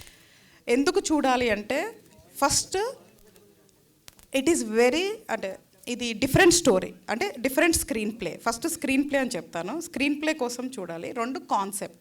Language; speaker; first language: Telugu; native; Telugu